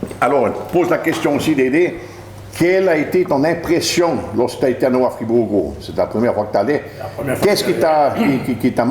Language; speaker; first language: French; native; French